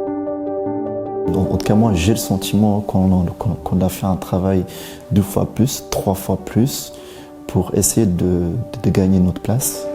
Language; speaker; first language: French; early bilingual, other home language; Tigrinya